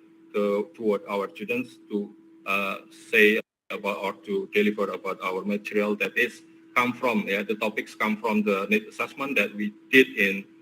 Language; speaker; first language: English; non-native, learner; Indonesian